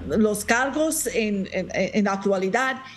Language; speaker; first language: Spanish; non-native, learner; English